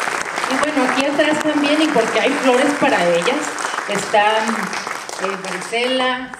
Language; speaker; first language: Spanish; native; Spanish